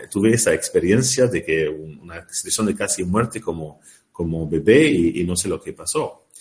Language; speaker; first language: Spanish; non-native, learner; Arabic